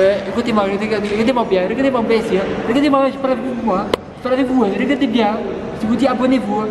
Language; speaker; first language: French; non-native, local second language; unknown